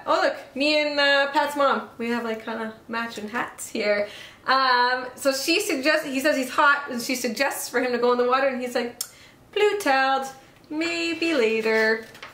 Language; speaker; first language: English; native; English